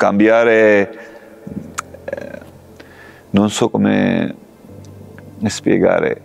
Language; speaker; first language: Italian; non-native, fluent; Georgian